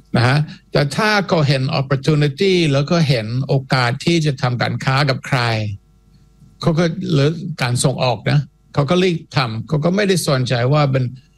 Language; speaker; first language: Thai; non-native, fluent; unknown